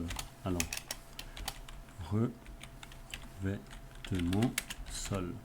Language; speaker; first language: French; native; French